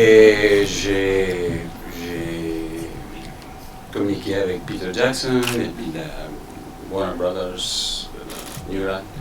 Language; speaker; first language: French; non-native, fluent; Danish